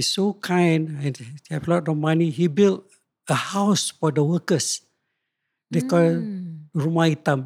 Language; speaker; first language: English; non-native, local second language; Malay